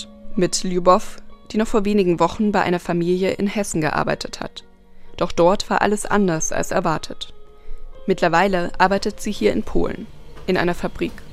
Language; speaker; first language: German; native; German